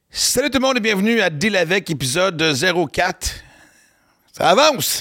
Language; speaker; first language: French; native; French